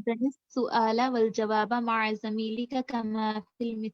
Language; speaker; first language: Arabic; non-native, learner; Urdu